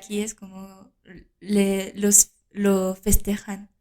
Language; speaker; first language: Spanish; non-native, fluent; French